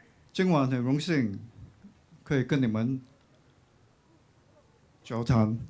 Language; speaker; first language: Chinese; non-native, local second language; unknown